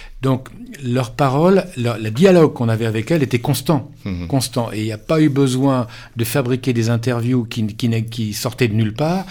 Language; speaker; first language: French; native; French